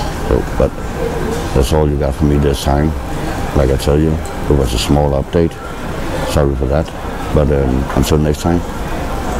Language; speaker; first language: English; non-native, learner; Danish